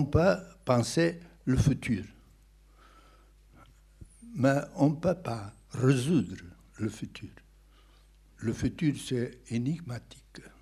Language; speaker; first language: French; non-native, fluent; Portuguese